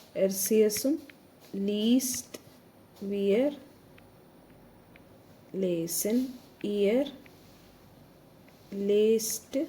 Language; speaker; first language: German; non-native, fluent; Malayalam